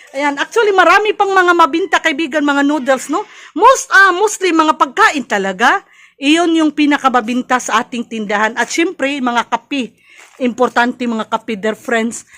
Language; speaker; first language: Filipino; non-native, local second language; Cebuano